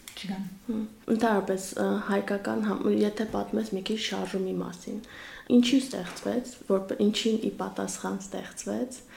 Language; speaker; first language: Armenian; native; Armenian